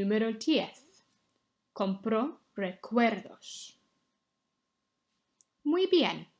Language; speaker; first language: Spanish; non-native, fluent; English